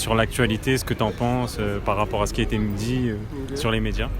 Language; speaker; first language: French; native; French